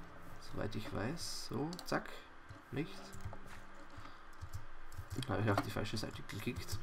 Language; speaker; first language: German; native; German